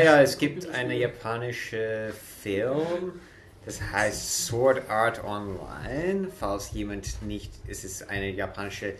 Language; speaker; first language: German; non-native, fluent; English